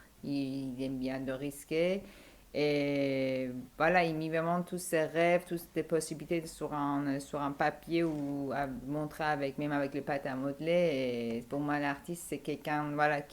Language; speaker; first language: French; non-native, fluent; Persian